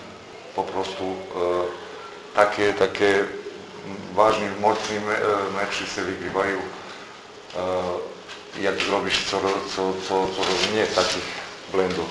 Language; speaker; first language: Polish; non-native, fluent; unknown